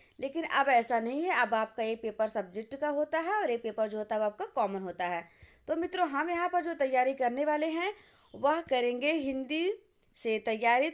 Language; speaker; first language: Hindi; native; Hindi